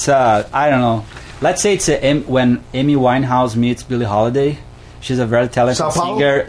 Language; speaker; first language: English; non-native, fluent; Portuguese